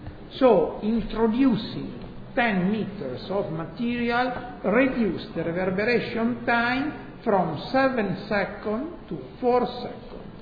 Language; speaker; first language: English; non-native, fluent; Italian